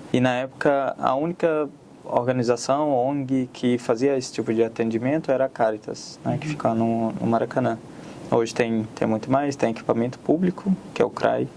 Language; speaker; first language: Portuguese; non-native, fluent; Arabic